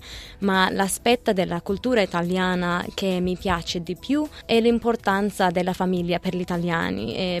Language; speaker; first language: Italian; non-native, learner; Arabic